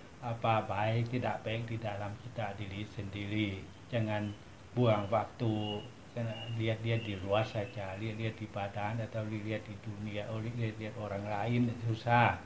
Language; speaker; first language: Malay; non-native, learner; Thai